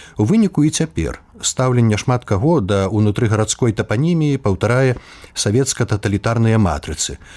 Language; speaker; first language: Belarusian; native; Belarusian